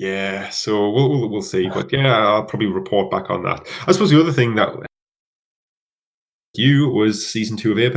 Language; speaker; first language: English; native; English